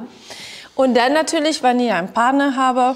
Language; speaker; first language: German; non-native, fluent; Italian